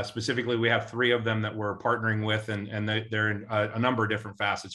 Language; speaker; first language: English; native; English